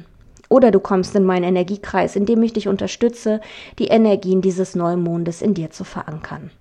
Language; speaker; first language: German; native; German